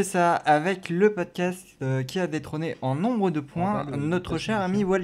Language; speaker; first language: French; native; French